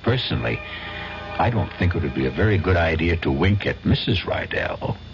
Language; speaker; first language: English; native; English